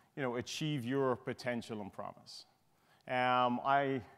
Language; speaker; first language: English; native; English